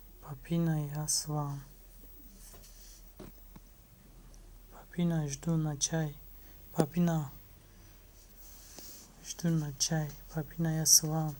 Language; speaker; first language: Russian; non-native, learner; Tajik